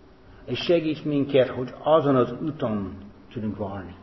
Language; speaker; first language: Hungarian; non-native, fluent; English